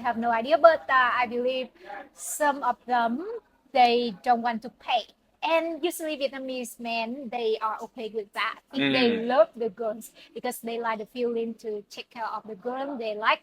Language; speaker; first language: English; non-native, learner; Vietnamese